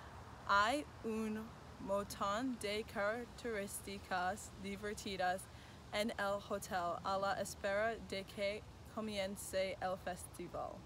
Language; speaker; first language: Spanish; non-native, learner; English